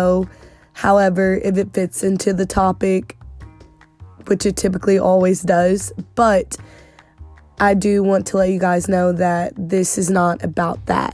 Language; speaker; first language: English; native; English